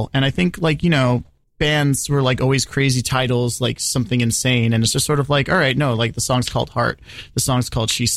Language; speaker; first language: English; native; English